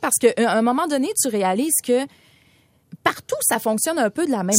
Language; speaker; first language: French; native; French